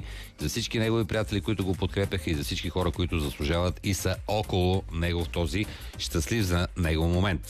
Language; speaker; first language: Bulgarian; native; Bulgarian